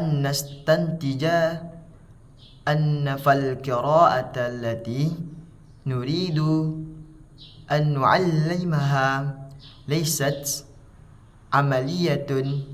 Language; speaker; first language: Arabic; non-native, learner; Indonesian